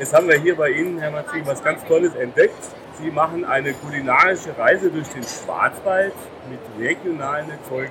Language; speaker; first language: German; native; German